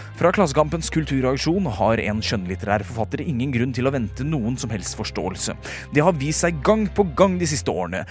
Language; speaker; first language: Norwegian; native; Norwegian